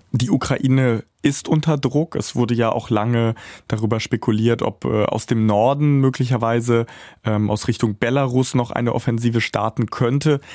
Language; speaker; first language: German; early bilingual, other home language; Russian